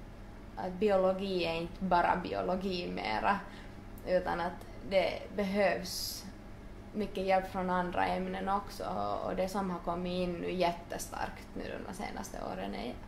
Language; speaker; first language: Swedish; non-native, local second language; Finnish